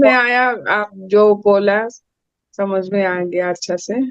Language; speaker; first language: Hindi; non-native, local second language; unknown